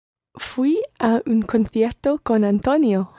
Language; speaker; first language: Spanish; non-native, learner; English